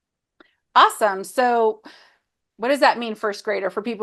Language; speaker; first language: English; native; English